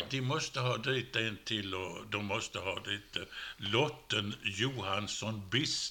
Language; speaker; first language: Swedish; native; Swedish